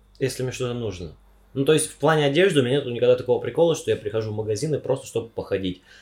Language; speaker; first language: Russian; native; Russian